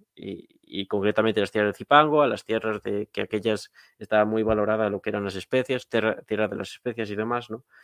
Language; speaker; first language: Spanish; native; Spanish